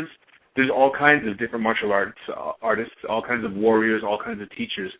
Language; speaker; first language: English; native; English